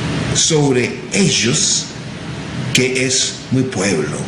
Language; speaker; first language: Spanish; non-native, local second language; English